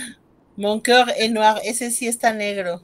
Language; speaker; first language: Spanish; native; Spanish